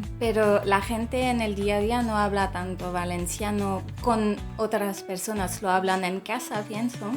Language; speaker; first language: Spanish; non-native, fluent; French